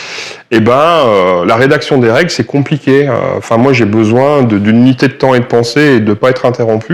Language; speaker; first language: French; native; French